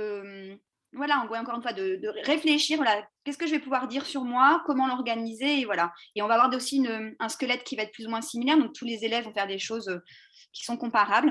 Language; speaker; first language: French; native; French